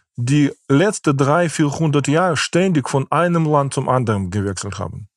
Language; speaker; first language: German; non-native, fluent; Ukrainian